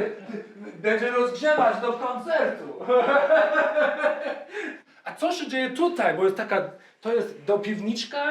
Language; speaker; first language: Polish; non-native, learner; English